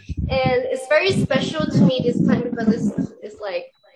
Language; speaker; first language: English; non-native, fluent; Thai